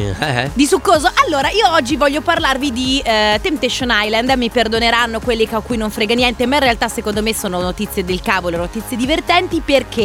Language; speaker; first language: Italian; native; Italian